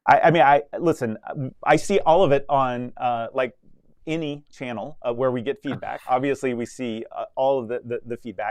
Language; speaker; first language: English; native; English